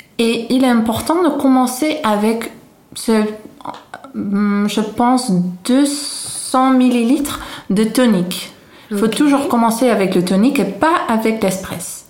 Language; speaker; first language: French; non-native, fluent; Dutch